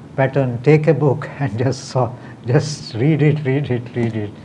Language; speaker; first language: English; non-native, local second language; Marathi